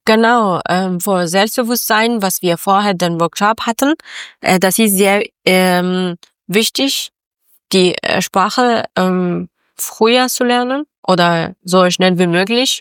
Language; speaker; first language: German; non-native, learner; Persian